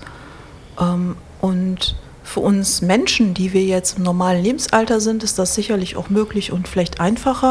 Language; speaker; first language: German; native; German